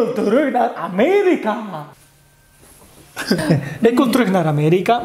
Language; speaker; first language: Dutch; early bilingual, other home language; Turkish